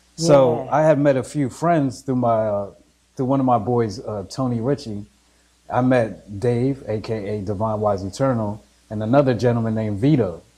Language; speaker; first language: English; native; English